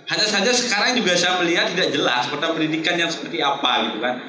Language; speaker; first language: Indonesian; non-native, local second language; Balinese